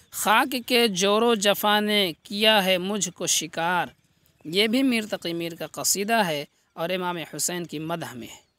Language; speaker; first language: Urdu; native; Urdu